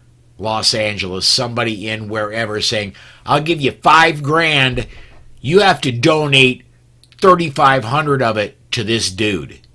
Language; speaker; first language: English; native; English